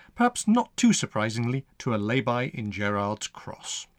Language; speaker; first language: English; native; English